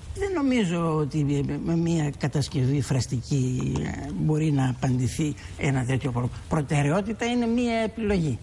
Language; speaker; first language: Greek; native; Greek